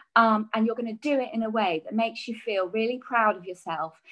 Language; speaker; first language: English; native; English